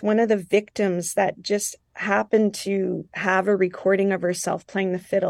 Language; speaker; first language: English; non-native, fluent; French